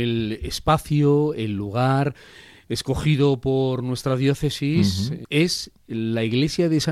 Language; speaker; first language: Spanish; native; Spanish